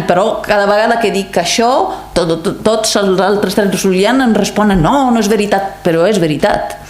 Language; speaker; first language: Catalan; non-native, fluent; Italian